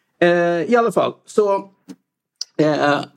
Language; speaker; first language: Swedish; non-native, fluent; English